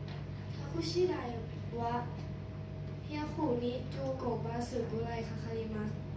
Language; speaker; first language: Japanese; non-native, learner; Thai